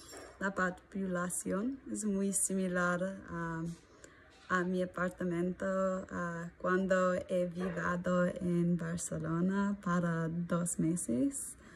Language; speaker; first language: Spanish; non-native, learner; English